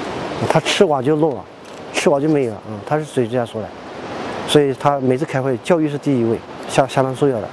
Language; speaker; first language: Chinese; native; Chinese